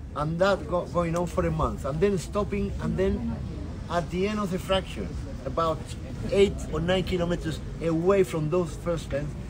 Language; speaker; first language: English; non-native, fluent; Spanish